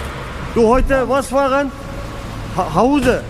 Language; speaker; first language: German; non-native, learner; Turkish